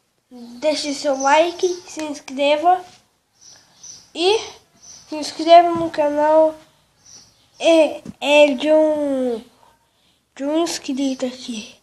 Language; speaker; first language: Portuguese; native; Portuguese